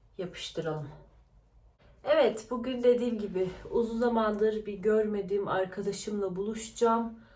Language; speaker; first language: Turkish; early bilingual, heritage; Turkish